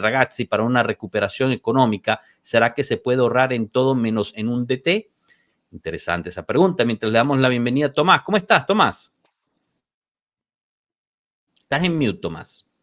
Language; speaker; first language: Spanish; native; Spanish